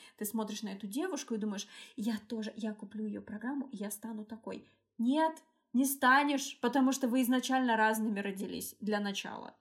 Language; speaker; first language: Russian; native; Russian